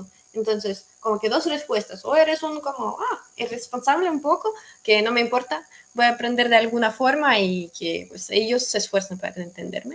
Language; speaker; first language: Spanish; non-native, fluent; Russian